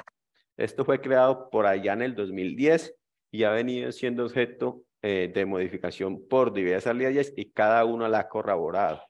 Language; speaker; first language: Spanish; native; Spanish